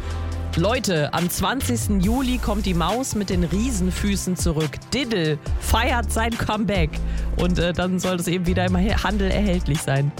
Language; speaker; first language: German; native; German